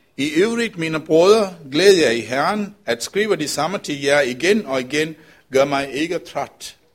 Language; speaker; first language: Danish; non-native, fluent; Tamil